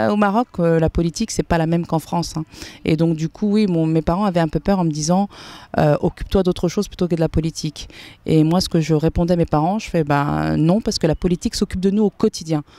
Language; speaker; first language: French; native; French